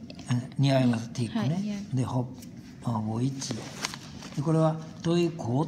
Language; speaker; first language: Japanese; non-native, fluent; Vietnamese